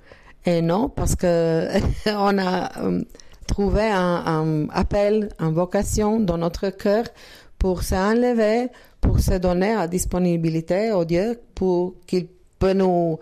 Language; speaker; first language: French; non-native, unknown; Croatian